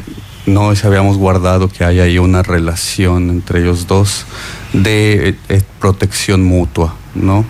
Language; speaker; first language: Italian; non-native, learner; Spanish